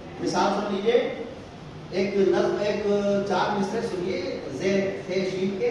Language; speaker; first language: Urdu; native; Urdu